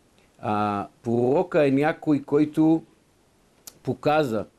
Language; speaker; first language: Bulgarian; non-native, fluent; Hebrew